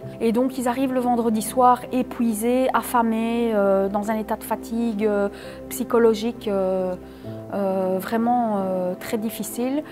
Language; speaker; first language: French; native; French